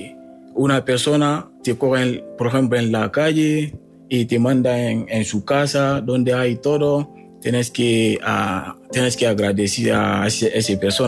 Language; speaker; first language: Spanish; non-native, learner; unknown